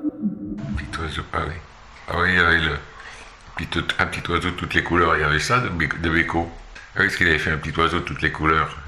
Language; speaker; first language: French; native; French